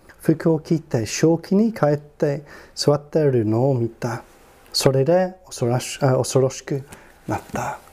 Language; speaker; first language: Japanese; non-native, fluent; English